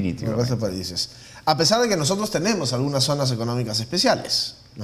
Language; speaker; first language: Spanish; native; Spanish